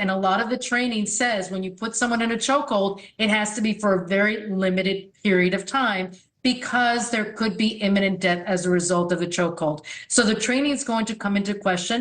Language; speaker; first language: English; native; English